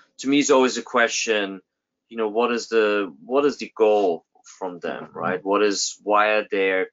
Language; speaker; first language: English; non-native, fluent; German